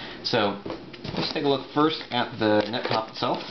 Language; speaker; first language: English; native; English